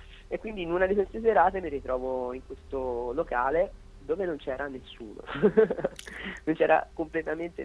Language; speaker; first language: Italian; native; Italian